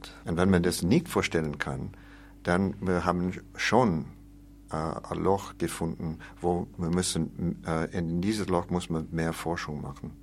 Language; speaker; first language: German; non-native, learner; English